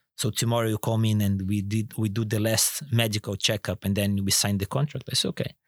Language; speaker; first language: English; non-native, fluent; Portuguese